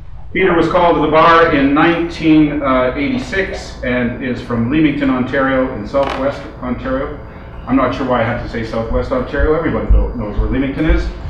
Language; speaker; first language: English; native; English